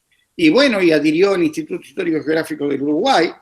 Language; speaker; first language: Spanish; native; Spanish